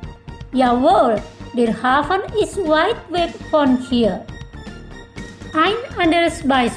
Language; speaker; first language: German; non-native, learner; Indonesian